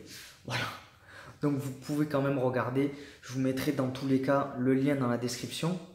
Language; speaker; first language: French; native; French